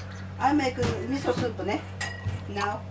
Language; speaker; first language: English; non-native, learner; Japanese